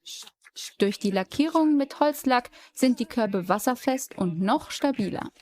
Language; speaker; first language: German; native; German